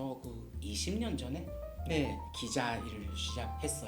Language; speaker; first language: Korean; non-native, learner; Japanese